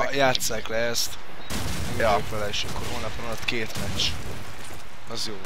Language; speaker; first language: Hungarian; native; Hungarian